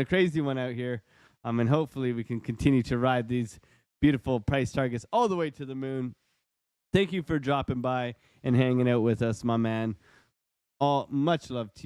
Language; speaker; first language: English; native; English